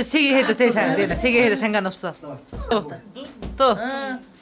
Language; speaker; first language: Korean; non-native, fluent; Kazakh